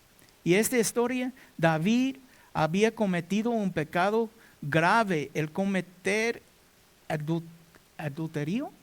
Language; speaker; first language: Spanish; non-native, learner; English